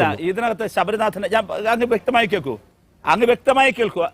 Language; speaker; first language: Malayalam; native; Malayalam